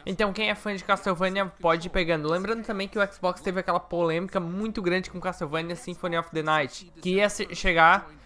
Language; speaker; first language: Portuguese; native; Portuguese